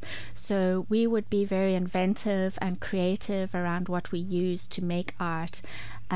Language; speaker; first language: English; native; English